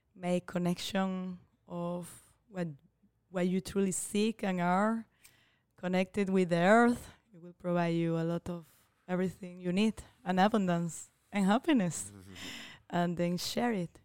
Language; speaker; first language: English; non-native, fluent; Spanish